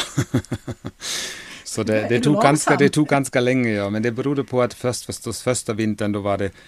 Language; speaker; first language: Swedish; non-native, fluent; German